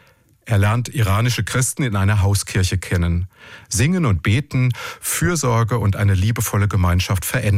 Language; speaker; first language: German; native; German